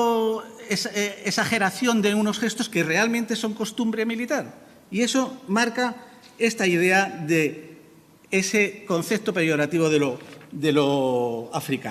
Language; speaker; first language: Spanish; native; Spanish